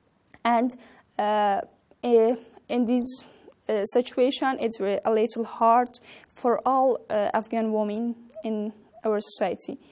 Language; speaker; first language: English; non-native, learner; Persian